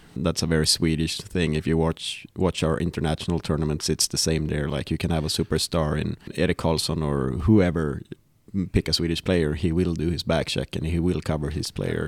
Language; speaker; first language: English; non-native, fluent; Swedish